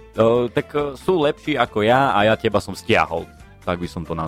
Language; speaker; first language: Slovak; native; Slovak